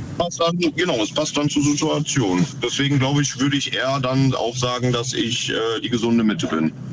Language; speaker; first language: German; native; German